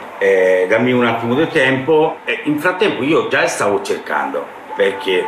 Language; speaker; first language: Italian; non-native, fluent; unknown